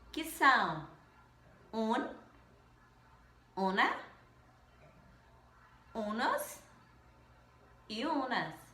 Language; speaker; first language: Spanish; non-native, fluent; Portuguese